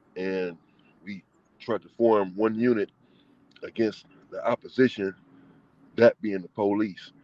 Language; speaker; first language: English; native; English